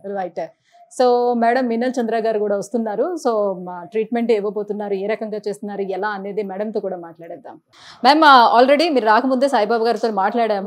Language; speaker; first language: Telugu; native; Telugu